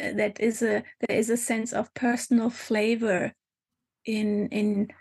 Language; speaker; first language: English; non-native, fluent; German